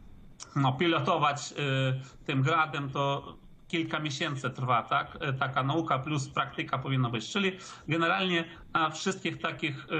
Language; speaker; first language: Polish; early bilingual, heritage; Polish